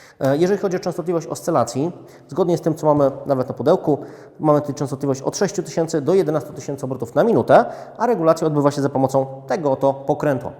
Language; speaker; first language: Polish; native; Polish